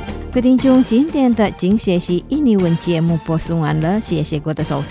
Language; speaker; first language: Chinese; non-native, learner; Indonesian